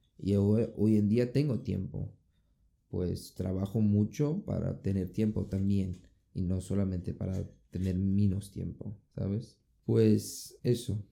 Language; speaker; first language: Spanish; non-native, fluent; Portuguese